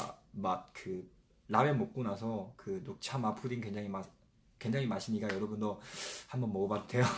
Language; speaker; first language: Korean; non-native, fluent; Chinese